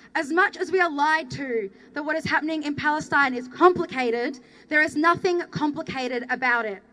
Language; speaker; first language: English; early bilingual, other home language; Arabic